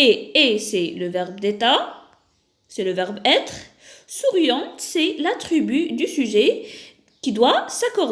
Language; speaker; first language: French; non-native, local second language; Arabic